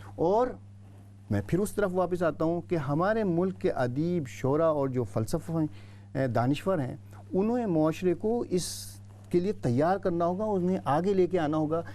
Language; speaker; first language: Urdu; native; Urdu